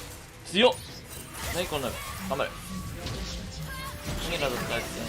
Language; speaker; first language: Japanese; native; Japanese